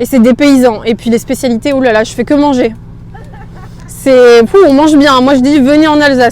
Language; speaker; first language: French; native; French